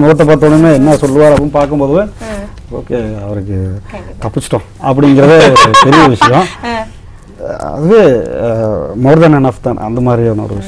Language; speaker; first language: Tamil; native; Tamil